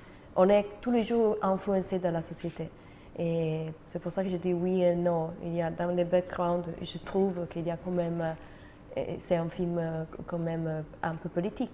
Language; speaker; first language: French; non-native, fluent; Italian